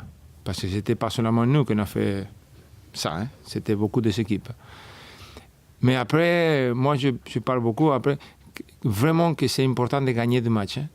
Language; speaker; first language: French; non-native, fluent; Spanish